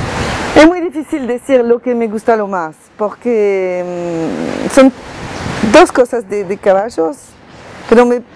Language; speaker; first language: Spanish; non-native, fluent; French